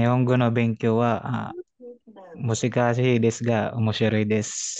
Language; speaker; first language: Japanese; non-native, learner; Filipino